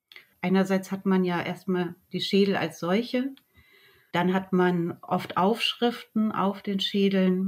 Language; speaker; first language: German; native; German